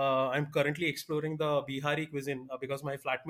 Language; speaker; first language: English; non-native, local second language; Malayalam